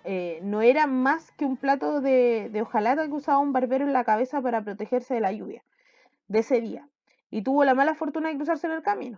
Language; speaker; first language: Spanish; native; Spanish